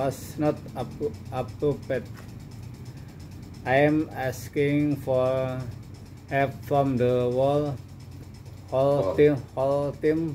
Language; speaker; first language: English; non-native, learner; Indonesian